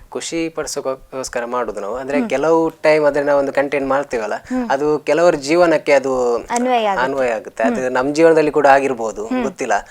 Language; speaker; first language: Kannada; non-native, local second language; Tulu